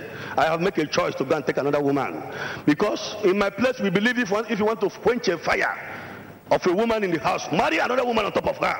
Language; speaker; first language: English; non-native, local second language; Igbo